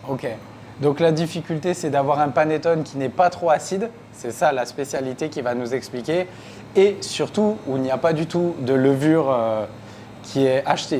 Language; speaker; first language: French; native; French